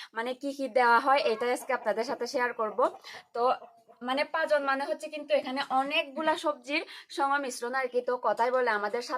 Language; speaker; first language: Bangla; non-native, local second language; Chakma